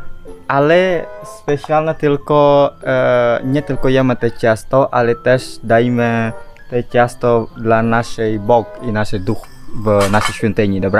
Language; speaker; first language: Polish; non-native, learner; Indonesian